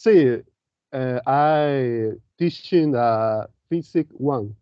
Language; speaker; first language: English; non-native, learner; Spanish